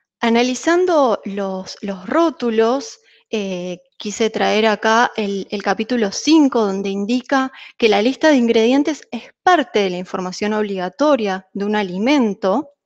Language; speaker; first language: Spanish; native; Spanish